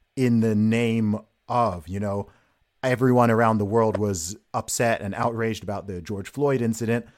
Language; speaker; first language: English; native; English